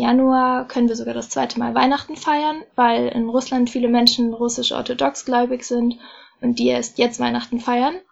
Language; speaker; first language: German; native; German